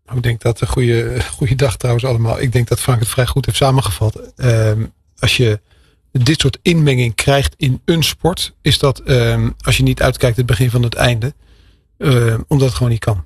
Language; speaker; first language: Dutch; native; Dutch